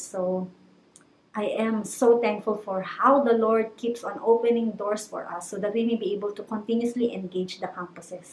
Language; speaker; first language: English; non-native, local second language; Filipino